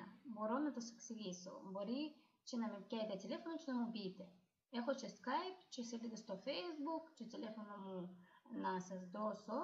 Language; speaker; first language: Greek; non-native, learner; Russian